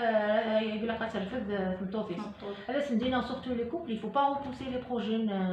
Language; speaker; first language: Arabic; non-native, local second language; Kabyle